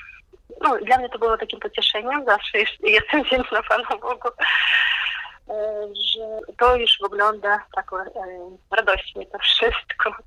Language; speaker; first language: Polish; non-native, fluent; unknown